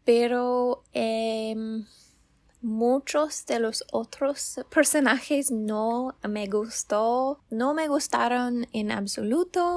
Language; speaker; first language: Spanish; non-native, learner; English